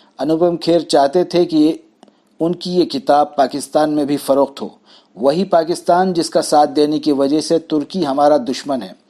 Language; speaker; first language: Urdu; native; Urdu